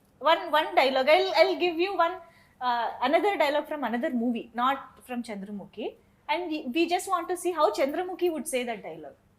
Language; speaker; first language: Telugu; native; Telugu